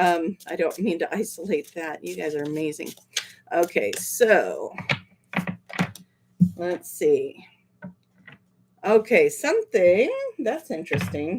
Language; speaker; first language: English; native; English